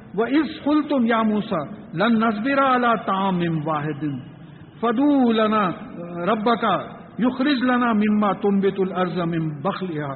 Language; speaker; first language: Urdu; native; Urdu